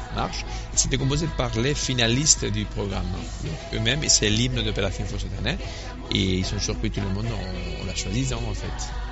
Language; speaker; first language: French; non-native, fluent; Spanish